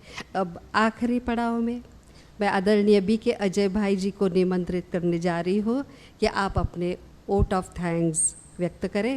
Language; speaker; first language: Hindi; native; Hindi